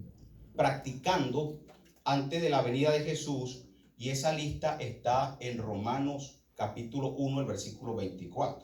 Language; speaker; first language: Spanish; native; Spanish